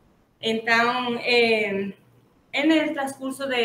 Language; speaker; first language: Portuguese; non-native, fluent; Spanish